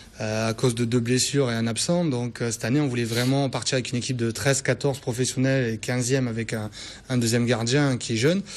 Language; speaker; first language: French; native; French